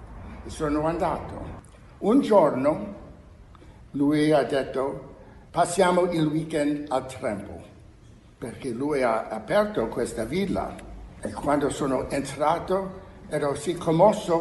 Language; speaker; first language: Italian; non-native, learner; English